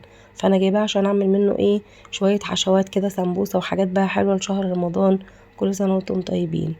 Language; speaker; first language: Arabic; native; Arabic